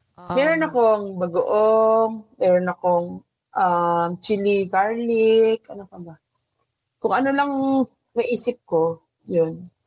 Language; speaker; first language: Filipino; native; Filipino